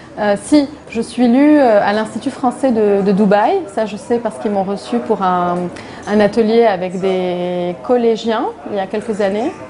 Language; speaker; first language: French; non-native, local second language; Arabic